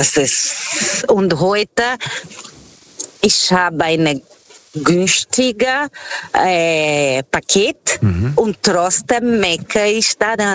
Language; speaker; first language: German; non-native, fluent; Portuguese